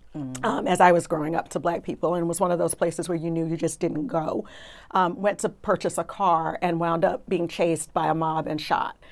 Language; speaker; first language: English; native; English